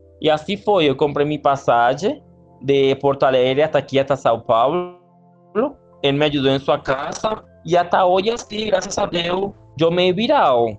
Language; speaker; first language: Portuguese; non-native, learner; Spanish